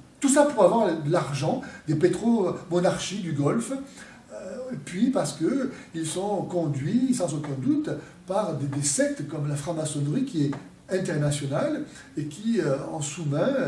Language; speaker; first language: French; native; French